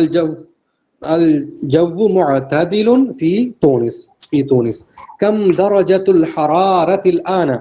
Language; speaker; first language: Arabic; non-native, fluent; Urdu